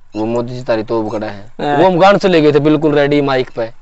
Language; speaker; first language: Hindi; native; Hindi